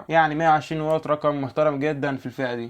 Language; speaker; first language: Arabic; native; Arabic